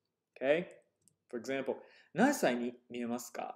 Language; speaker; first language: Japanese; non-native, fluent; English